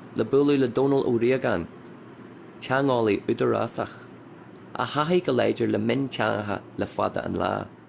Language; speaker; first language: Irish; native; Irish